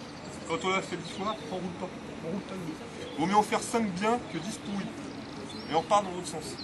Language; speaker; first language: French; native; French